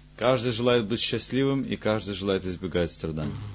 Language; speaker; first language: Russian; native; Russian